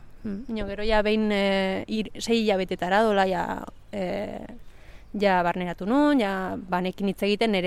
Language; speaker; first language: Basque; early bilingual, other home language; Spanish